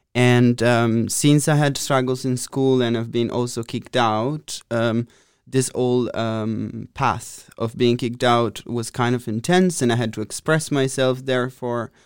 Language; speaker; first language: English; non-native, fluent; Italian